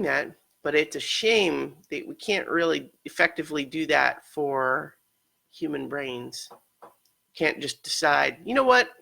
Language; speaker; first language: English; native; English